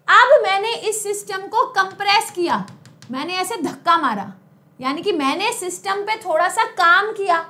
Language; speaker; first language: Hindi; native; Hindi